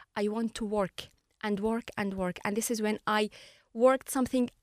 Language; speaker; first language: English; non-native, fluent; Arabic